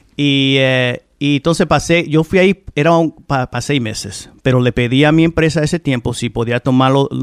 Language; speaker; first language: Spanish; early bilingual, heritage; Spanish